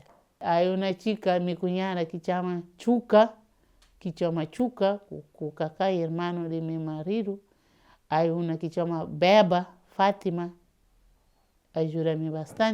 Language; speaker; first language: Portuguese; non-native, learner; Kabuverdianu